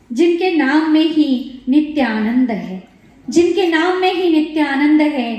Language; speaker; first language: Hindi; non-native, local second language; Marathi